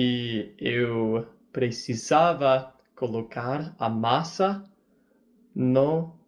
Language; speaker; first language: Portuguese; non-native, learner; English